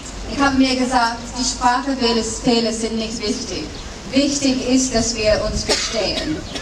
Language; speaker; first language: German; non-native, fluent; English